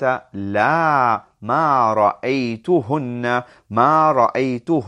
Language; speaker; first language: Arabic; non-native, fluent; English